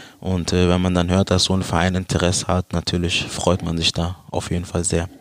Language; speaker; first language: German; early bilingual, other home language; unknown